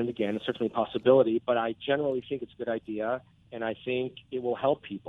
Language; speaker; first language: English; native; English